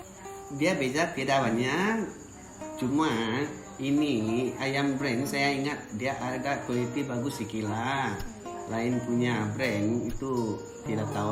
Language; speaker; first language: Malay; non-native, local second language; Tamil